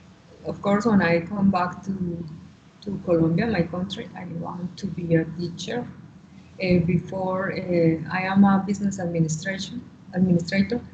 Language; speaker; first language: English; non-native, learner; Spanish